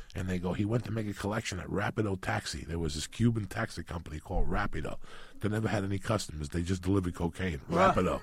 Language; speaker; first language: English; early bilingual, other home language; Spanish